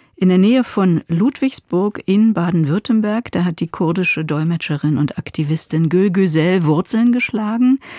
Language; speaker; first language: German; native; German